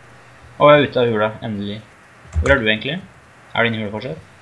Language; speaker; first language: Norwegian; native; Norwegian